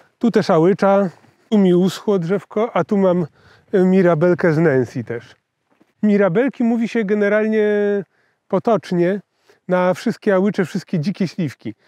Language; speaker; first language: Polish; native; Polish